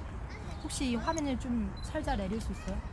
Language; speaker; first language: Korean; non-native, fluent; Chinese